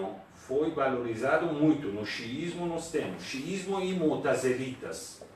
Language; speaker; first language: Portuguese; non-native, learner; Persian